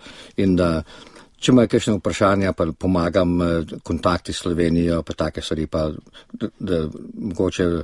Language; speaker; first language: Slovenian; early bilingual, other home language; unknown